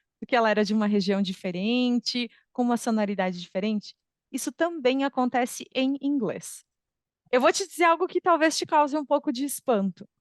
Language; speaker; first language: Portuguese; native; Portuguese